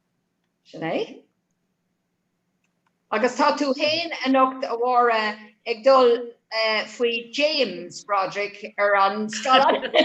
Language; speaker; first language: Irish; non-native, learner; English